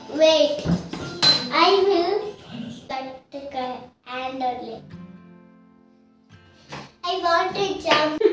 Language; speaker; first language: English; non-native, learner; Kannada